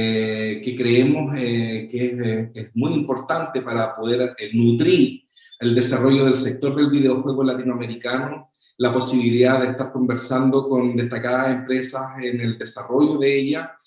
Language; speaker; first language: Spanish; native; Spanish